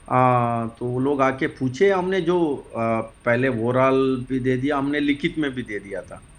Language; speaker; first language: Hindi; non-native, local second language; Kannada